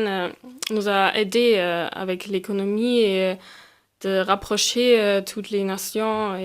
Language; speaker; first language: French; non-native, fluent; German